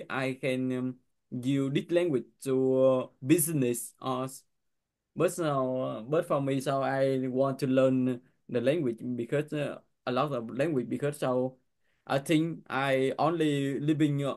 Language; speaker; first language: English; non-native, learner; Vietnamese